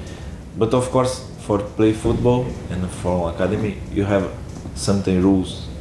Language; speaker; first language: English; non-native, learner; Portuguese